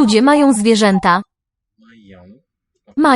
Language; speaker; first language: Polish; non-native, learner; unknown